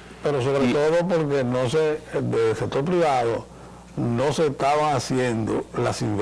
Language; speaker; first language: Spanish; native; Spanish